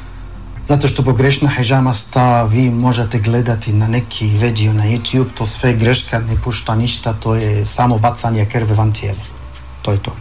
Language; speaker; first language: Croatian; non-native, fluent; Arabic